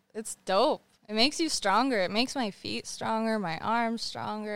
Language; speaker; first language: English; native; English